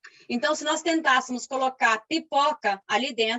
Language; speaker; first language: Portuguese; native; Portuguese